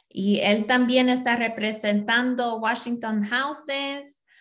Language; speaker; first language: English; native; English